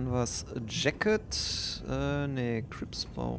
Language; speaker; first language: German; native; German